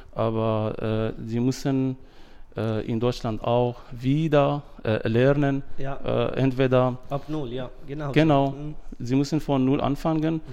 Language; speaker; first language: German; non-native, fluent; Arabic